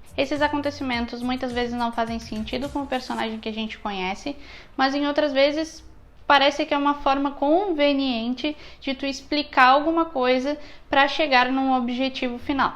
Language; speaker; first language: Portuguese; native; Portuguese